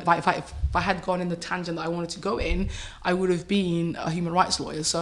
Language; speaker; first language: English; native; English